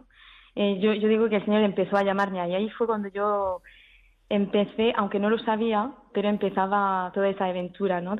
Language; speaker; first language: Spanish; early bilingual, heritage; French